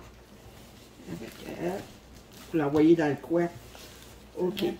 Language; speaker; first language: French; native; French